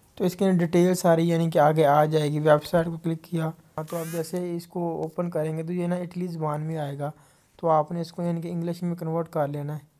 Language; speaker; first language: Urdu; non-native, local second language; Punjabi